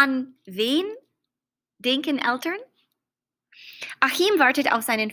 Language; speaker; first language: German; non-native, fluent; English